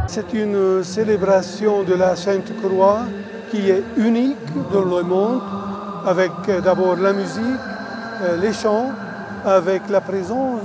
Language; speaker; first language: French; non-native, local second language; Arabic